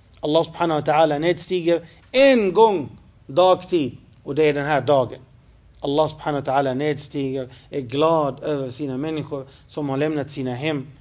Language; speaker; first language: Swedish; non-native, fluent; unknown